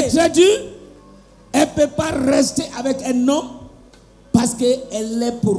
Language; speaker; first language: French; non-native, local second language; Lingala